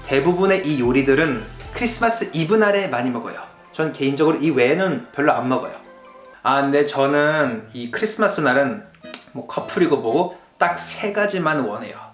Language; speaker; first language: Korean; non-native, fluent; French